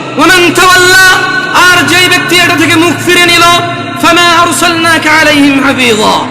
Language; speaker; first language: Bangla; early bilingual, heritage; Bangla